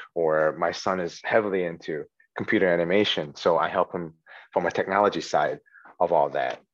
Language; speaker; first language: English; early bilingual, other home language; Chinese